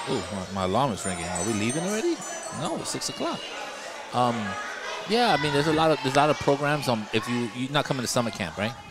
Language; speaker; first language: English; native; English